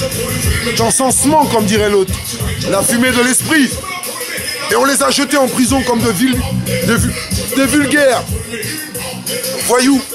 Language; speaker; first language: French; native; French